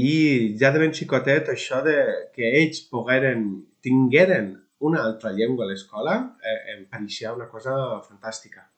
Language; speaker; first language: Catalan; non-native, local second language; Spanish